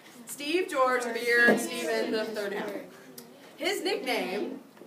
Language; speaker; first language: English; native; English